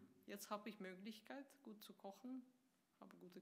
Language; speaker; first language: German; non-native, fluent; Russian